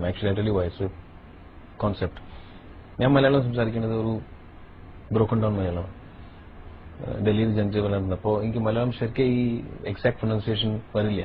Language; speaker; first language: Malayalam; early bilingual, heritage; Malayalam